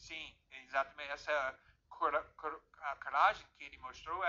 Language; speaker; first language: Portuguese; non-native, fluent; English